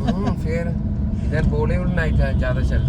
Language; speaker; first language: Hindi; non-native, local second language; Malayalam